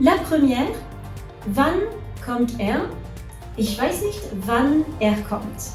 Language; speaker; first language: German; non-native, fluent; French